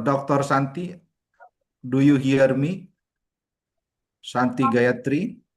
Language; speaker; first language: English; non-native, learner; Indonesian